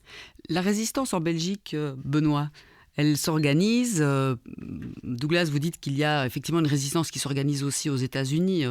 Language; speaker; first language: French; native; French